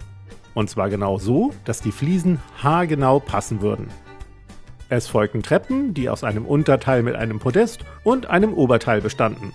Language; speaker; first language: German; native; German